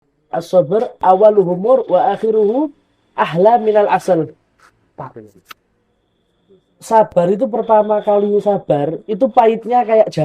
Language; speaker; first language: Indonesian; early bilingual, heritage; Indonesian